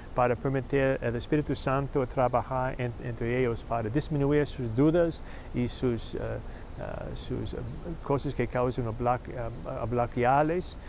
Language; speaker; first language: Spanish; non-native, learner; English